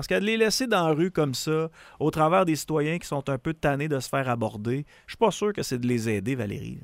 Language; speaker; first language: French; native; French